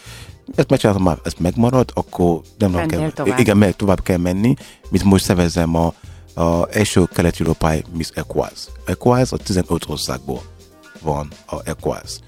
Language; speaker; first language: Hungarian; non-native, learner; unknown